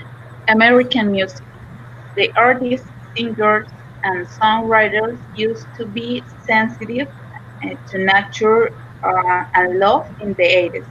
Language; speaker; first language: English; non-native, learner; Spanish